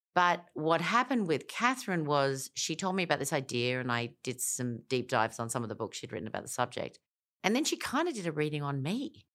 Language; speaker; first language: English; native; English